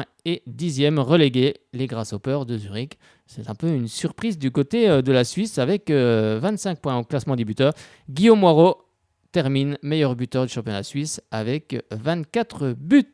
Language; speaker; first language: French; native; French